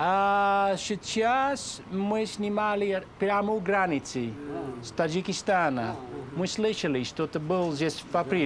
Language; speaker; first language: Russian; non-native, learner; Dutch